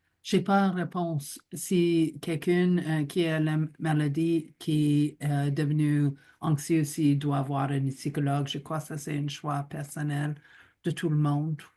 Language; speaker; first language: French; non-native, local second language; English